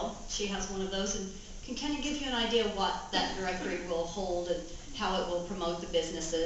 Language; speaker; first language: English; native; English